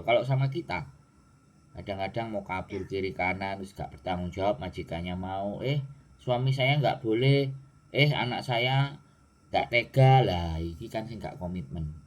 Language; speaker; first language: Indonesian; non-native, local second language; Javanese